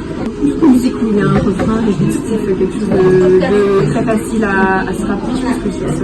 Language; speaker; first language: French; early bilingual, heritage; French